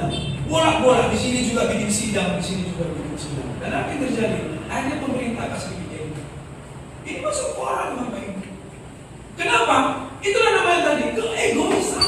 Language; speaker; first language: Indonesian; native; Indonesian